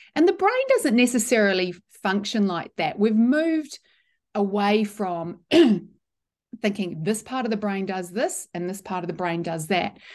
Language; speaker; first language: English; native; English